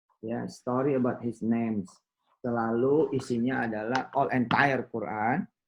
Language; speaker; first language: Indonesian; native; Indonesian